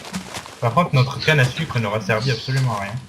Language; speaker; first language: French; native; French